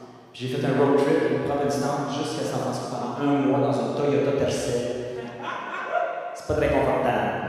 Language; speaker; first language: French; native; French